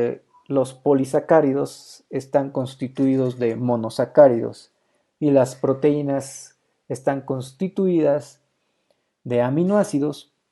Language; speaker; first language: Spanish; native; Spanish